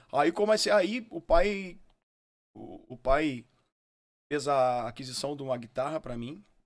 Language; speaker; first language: Portuguese; native; Portuguese